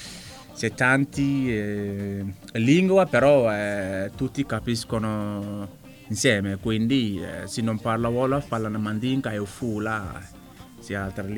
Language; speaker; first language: Italian; non-native, learner; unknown